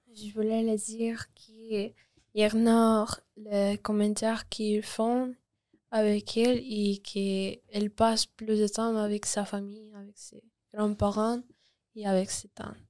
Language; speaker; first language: French; non-native, learner; Spanish